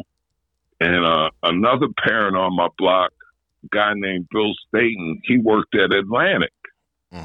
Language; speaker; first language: English; native; English